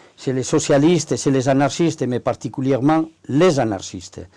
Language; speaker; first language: French; non-native, fluent; Spanish